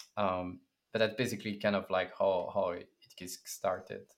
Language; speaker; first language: English; non-native, fluent; French